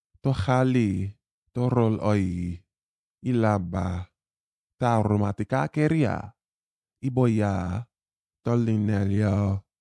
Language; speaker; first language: Greek; non-native, learner; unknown